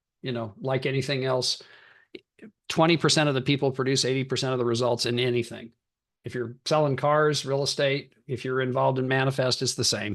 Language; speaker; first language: English; native; English